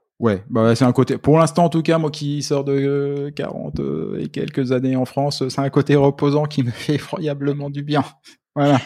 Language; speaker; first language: French; native; French